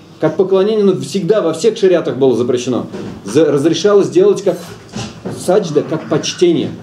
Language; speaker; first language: Russian; native; Russian